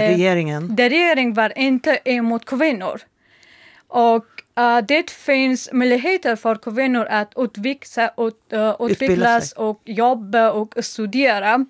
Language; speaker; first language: Swedish; non-native, learner; Persian